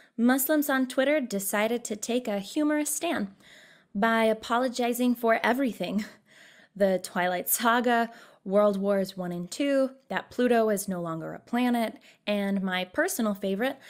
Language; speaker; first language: English; native; English